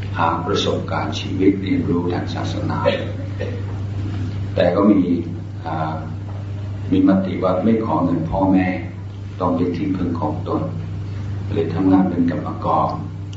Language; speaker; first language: Thai; non-native, fluent; English